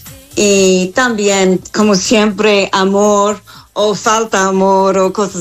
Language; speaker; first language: Spanish; non-native, fluent; English